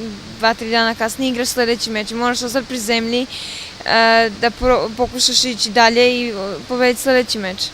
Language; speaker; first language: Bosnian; early bilingual, other home language; Serbian